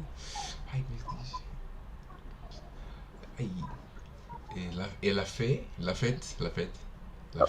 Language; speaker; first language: French; non-native, learner; Portuguese